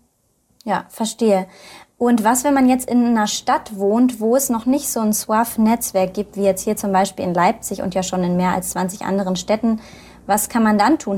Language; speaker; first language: German; native; German